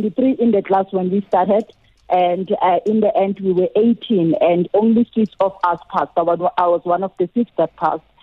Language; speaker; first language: English; non-native, local second language; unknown